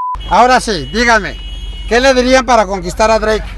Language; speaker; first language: Spanish; native; Spanish